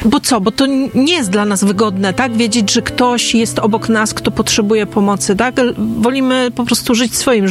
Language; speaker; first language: Polish; native; Polish